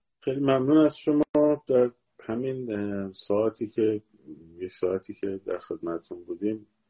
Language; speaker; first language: Persian; native; Persian